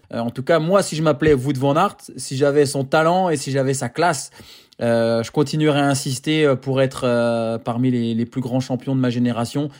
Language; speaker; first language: French; native; French